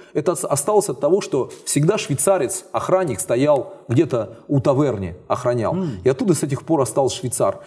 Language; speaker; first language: Russian; native; Russian